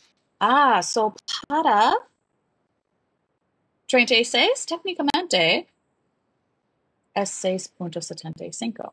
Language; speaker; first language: Spanish; non-native, learner; English